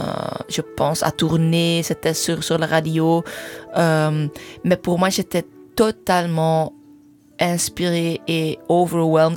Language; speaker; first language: French; non-native, fluent; English